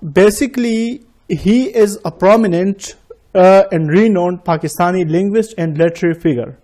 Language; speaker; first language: English; non-native, local second language; Urdu